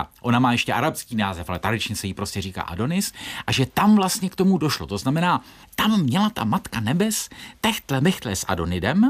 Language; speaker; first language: Czech; native; Czech